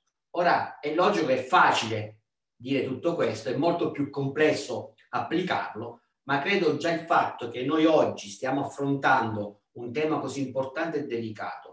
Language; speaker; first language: Italian; native; Italian